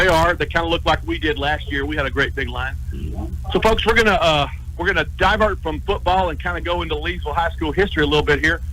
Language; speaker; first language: English; native; English